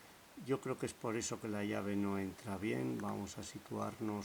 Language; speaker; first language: Spanish; native; Spanish